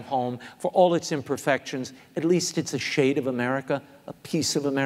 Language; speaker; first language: English; native; English